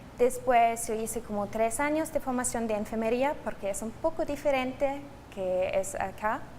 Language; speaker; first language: Spanish; non-native, fluent; German